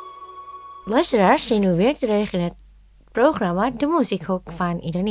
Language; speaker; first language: Dutch; non-native, fluent; Indonesian